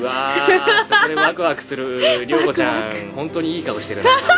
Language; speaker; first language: Japanese; native; Japanese